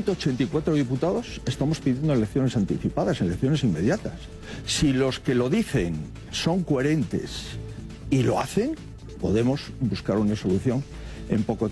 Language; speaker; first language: Spanish; native; Spanish